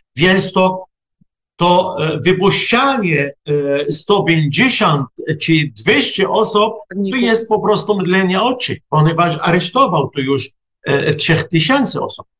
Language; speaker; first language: Polish; non-native, fluent; Arabic